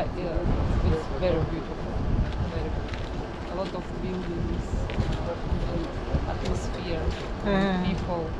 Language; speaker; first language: English; non-native, learner; Russian